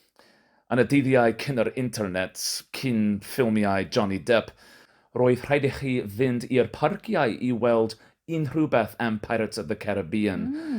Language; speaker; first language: Welsh; non-native, learner; English